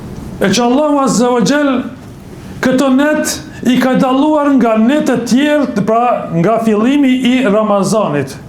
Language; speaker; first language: Albanian; native; Albanian